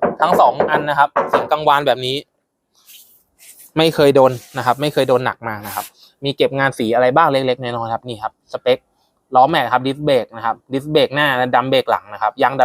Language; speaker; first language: Thai; native; Thai